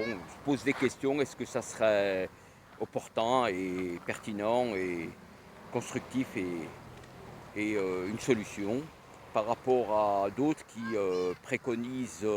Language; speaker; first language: French; native; French